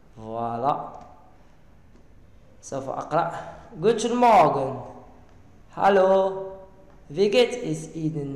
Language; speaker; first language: German; non-native, learner; Arabic